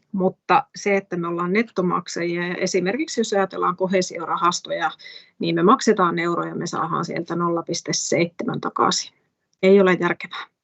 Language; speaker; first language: Finnish; native; Finnish